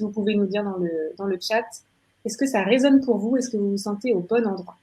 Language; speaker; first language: French; native; French